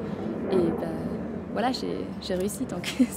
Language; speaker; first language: French; non-native, fluent; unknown